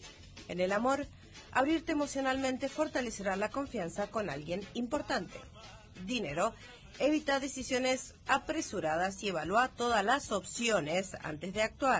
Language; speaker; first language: Spanish; native; Spanish